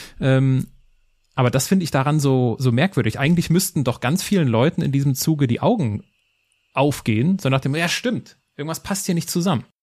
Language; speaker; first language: German; native; German